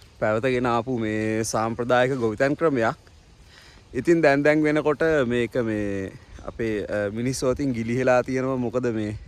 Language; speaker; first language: Sinhala; native; Sinhala